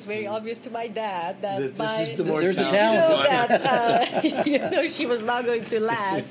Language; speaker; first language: English; non-native, fluent; Hungarian